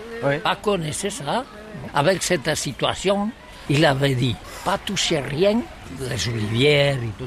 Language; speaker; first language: French; non-native, learner; Catalan